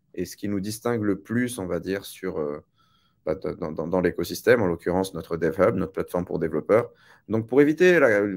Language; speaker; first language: French; native; French